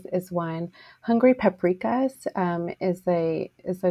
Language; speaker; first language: English; native; English